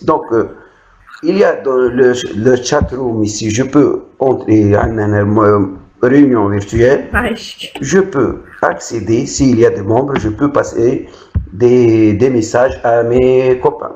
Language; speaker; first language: French; non-native, local second language; Arabic